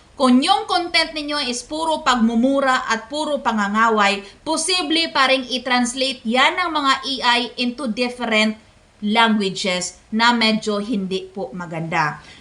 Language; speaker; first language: Filipino; non-native, local second language; Cebuano